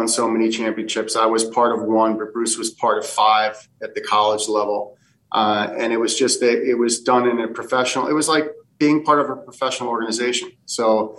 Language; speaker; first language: English; early bilingual, other home language; Portuguese